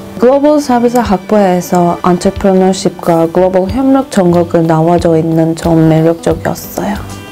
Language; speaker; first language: Korean; non-native, fluent; Turkish